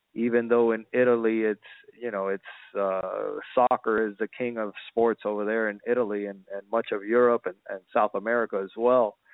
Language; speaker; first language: English; early bilingual, other home language; Spanish